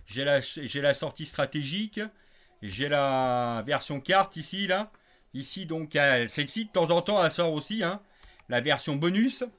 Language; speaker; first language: French; native; French